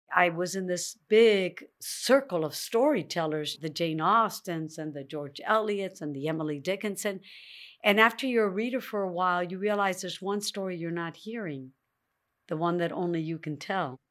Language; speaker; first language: English; early bilingual, other home language; Spanish